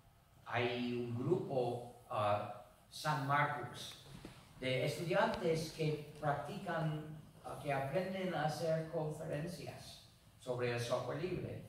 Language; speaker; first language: Spanish; non-native, fluent; English